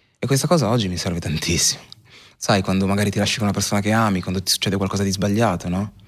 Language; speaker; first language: Italian; early bilingual, other home language; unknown